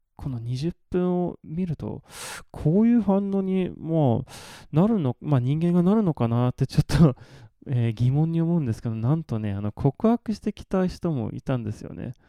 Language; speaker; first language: Japanese; non-native, fluent; Swedish